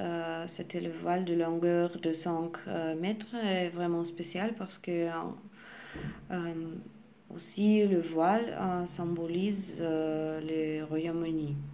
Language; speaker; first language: French; non-native, learner; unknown